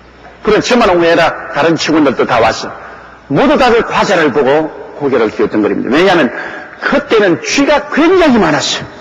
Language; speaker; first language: Korean; native; Korean